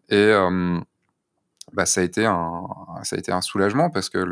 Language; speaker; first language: French; native; French